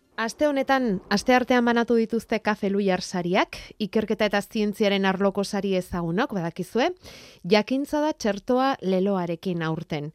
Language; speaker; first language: Basque; native; Basque